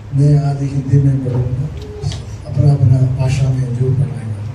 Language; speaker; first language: Hindi; non-native, local second language; Malayalam